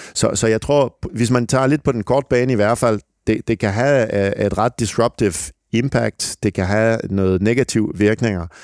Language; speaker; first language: Danish; non-native, fluent; French